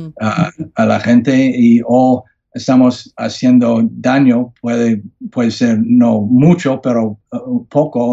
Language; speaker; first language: Spanish; non-native, learner; English